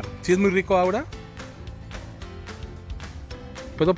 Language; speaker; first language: Spanish; native; Spanish